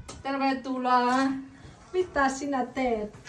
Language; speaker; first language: Finnish; non-native, learner; Vietnamese